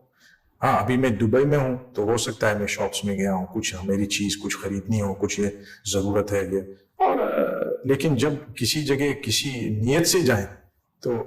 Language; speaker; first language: Hindi; non-native, fluent; English